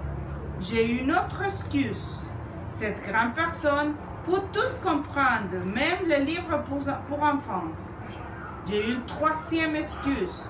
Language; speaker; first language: French; non-native, fluent; Spanish